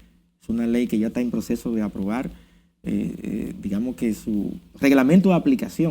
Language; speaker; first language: Spanish; native; Spanish